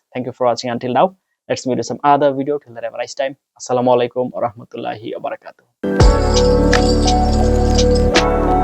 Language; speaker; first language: English; non-native, local second language; Bangla